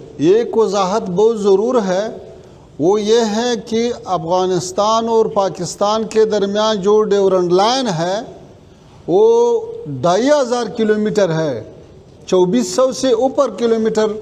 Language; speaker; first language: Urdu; non-native, fluent; Pashto